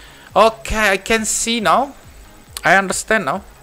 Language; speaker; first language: English; non-native, fluent; Indonesian